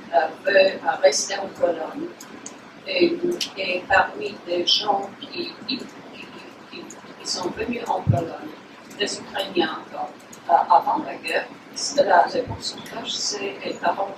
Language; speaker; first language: French; non-native, fluent; Polish